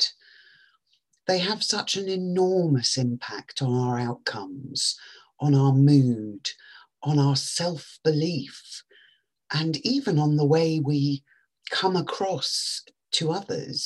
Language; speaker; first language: English; native; English